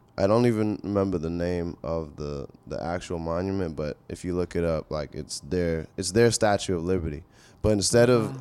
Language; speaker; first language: English; native; English